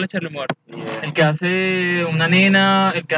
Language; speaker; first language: Spanish; native; Spanish